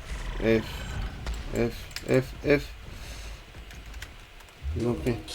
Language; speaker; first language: French; native; French